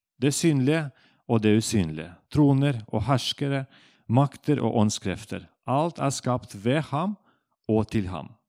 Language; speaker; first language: Norwegian; non-native, fluent; Russian